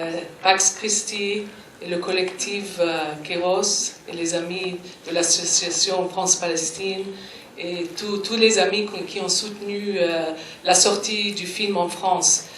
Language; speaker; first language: French; non-native, fluent; Arabic